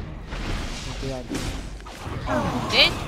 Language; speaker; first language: Spanish; native; Spanish